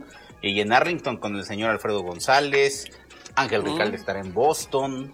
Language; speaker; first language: Spanish; native; Spanish